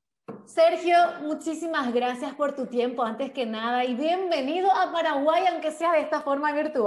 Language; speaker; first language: Spanish; native; Spanish